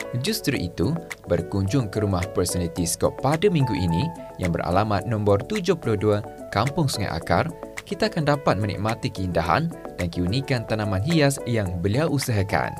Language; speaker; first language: Malay; native; Malay